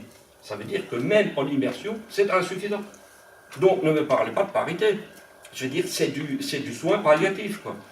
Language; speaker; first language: French; non-native, local second language; Swiss German